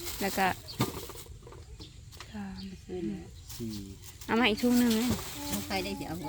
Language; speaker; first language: Thai; non-native, local second language; Northeastern Thai